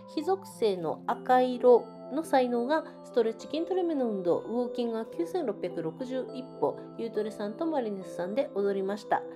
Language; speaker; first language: Japanese; native; Japanese